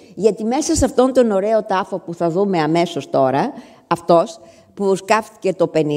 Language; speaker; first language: Greek; native; Greek